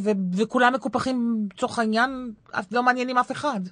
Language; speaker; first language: Hebrew; native; Hebrew